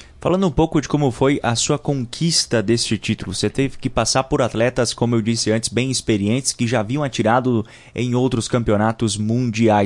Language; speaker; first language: Portuguese; native; Portuguese